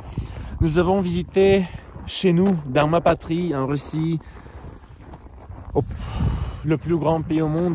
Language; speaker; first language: French; non-native, fluent; Russian